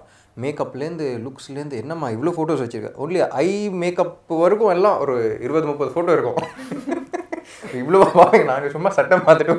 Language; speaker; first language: Tamil; non-native, local second language; Telugu